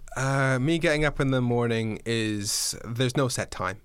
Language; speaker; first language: English; native; English